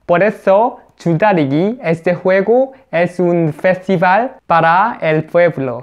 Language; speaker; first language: Spanish; non-native, learner; Korean